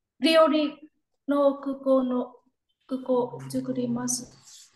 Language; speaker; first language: Japanese; non-native, learner; Vietnamese